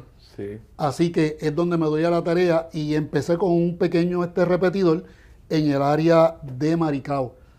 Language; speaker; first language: Spanish; native; Spanish